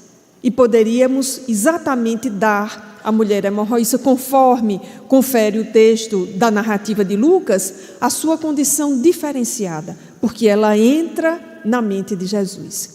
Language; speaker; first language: Portuguese; native; Portuguese